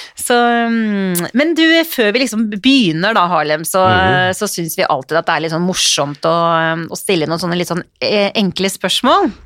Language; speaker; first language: Norwegian; native; Norwegian